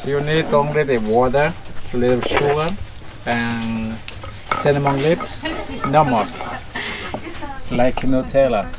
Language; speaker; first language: English; non-native, learner; Spanish